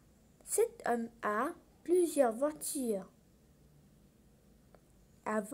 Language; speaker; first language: French; non-native, learner; English